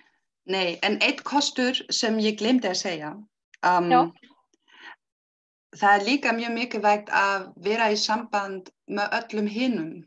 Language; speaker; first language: Icelandic; non-native, learner; German